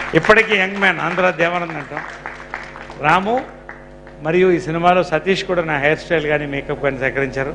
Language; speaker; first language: Telugu; native; Telugu